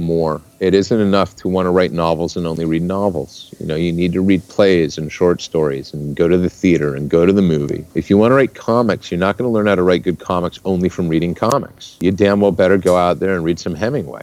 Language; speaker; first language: English; native; English